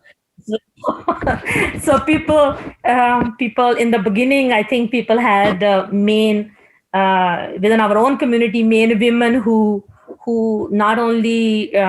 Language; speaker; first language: English; non-native, local second language; Punjabi